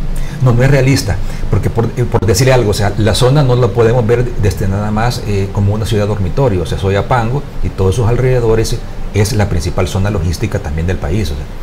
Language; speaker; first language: Spanish; native; Spanish